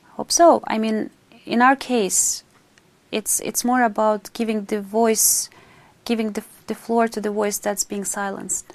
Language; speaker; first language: English; non-native, fluent; Russian